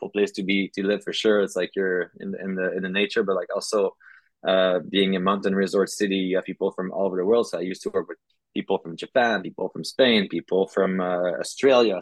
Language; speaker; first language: English; non-native, fluent; French